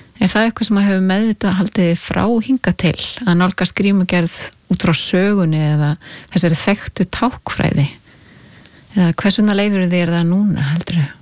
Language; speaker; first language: Icelandic; native; Icelandic